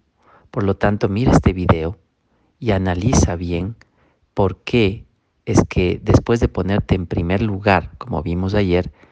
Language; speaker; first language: Spanish; native; Spanish